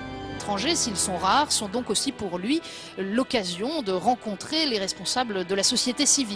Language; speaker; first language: French; native; French